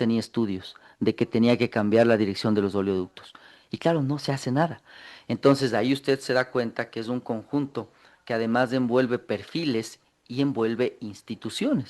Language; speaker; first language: Spanish; native; Spanish